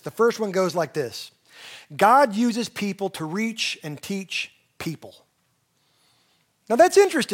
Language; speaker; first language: English; native; English